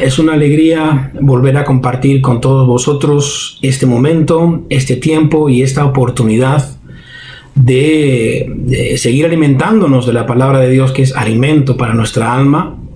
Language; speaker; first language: Spanish; native; Spanish